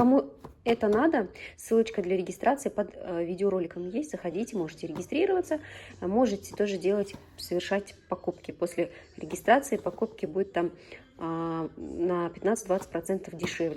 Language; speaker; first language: Russian; native; Russian